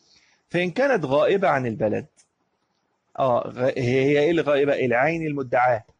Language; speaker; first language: Arabic; native; Arabic